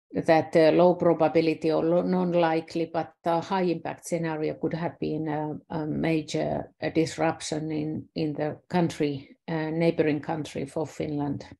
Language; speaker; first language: English; non-native, fluent; Finnish